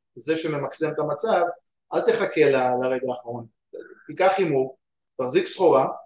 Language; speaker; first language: Hebrew; native; Hebrew